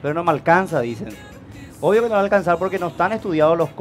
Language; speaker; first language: Spanish; native; Spanish